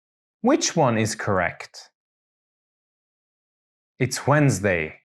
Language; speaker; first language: English; non-native, fluent; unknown